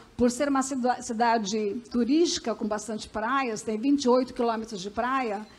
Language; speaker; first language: Portuguese; early bilingual, other home language; Macedonian